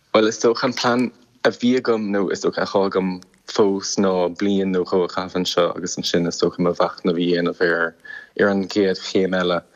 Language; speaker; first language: Irish; non-native, local second language; English